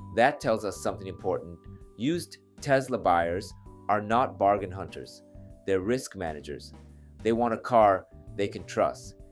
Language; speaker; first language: English; non-native, fluent; Japanese